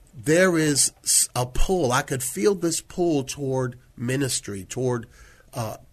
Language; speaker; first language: English; native; English